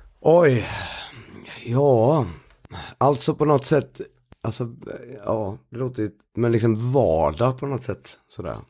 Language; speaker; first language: Swedish; native; Swedish